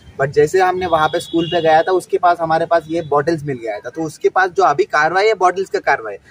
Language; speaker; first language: Hindi; non-native, local second language; Telugu